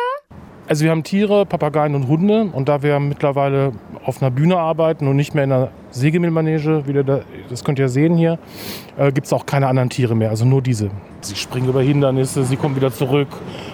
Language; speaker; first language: German; native; German